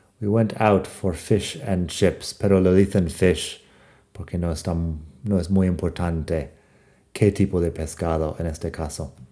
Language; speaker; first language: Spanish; non-native, fluent; English